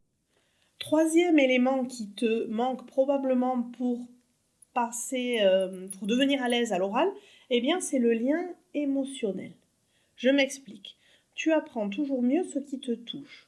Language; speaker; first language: French; native; French